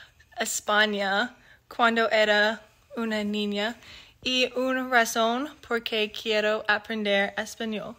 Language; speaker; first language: Spanish; non-native, learner; English